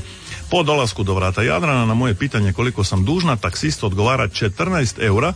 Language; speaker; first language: Serbian; native; Serbian